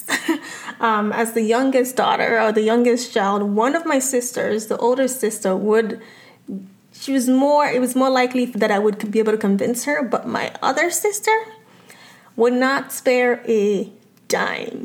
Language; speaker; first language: English; non-native, local second language; Yoruba